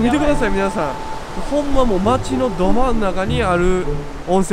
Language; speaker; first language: Japanese; native; Japanese